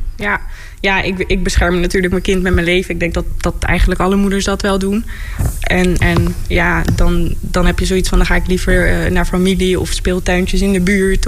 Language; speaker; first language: Dutch; native; Dutch